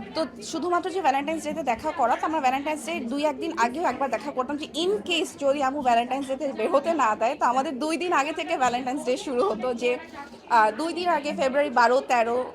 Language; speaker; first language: Bangla; native; Bangla